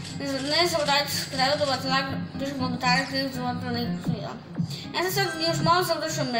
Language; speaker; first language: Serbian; early bilingual, heritage; Serbian